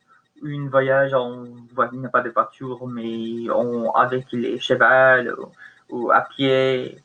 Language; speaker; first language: French; non-native, learner; English